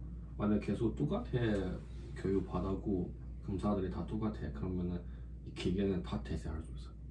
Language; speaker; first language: Korean; non-native, learner; Chinese